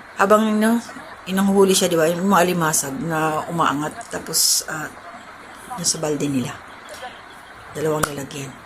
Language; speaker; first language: Filipino; non-native, local second language; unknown